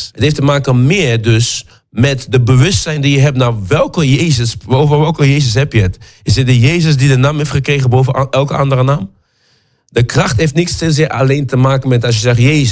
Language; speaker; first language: Dutch; non-native, fluent; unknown